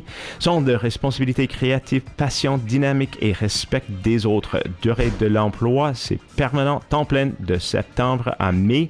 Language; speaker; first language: French; non-native, fluent; English